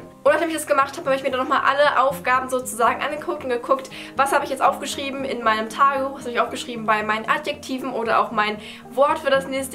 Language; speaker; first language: German; native; German